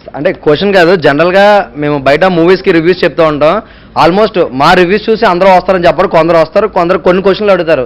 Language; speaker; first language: Telugu; native; Telugu